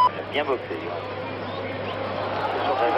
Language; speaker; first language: French; native; French